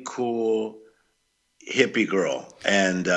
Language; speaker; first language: English; native; English